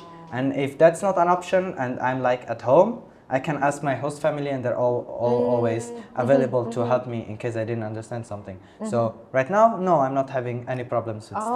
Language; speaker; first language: English; non-native, fluent; Italian